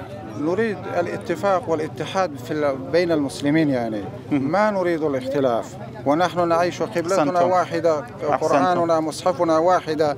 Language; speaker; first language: Arabic; non-native, fluent; Turkmen